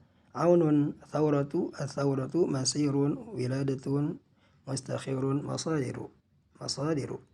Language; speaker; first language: Arabic; non-native, fluent; Indonesian